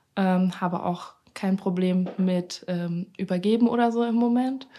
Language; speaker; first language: German; native; German